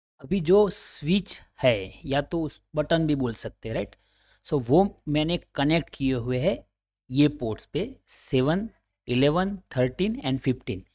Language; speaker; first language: Hindi; native; Hindi